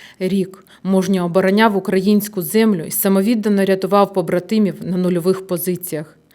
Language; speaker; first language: Ukrainian; native; Ukrainian